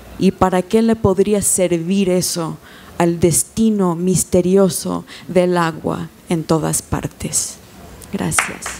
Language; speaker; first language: Spanish; non-native, fluent; English